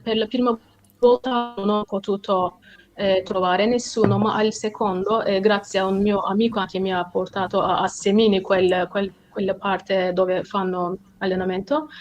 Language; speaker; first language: Italian; non-native, fluent; Turkish